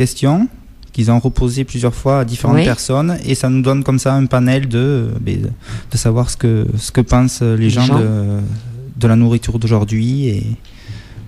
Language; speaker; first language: French; native; French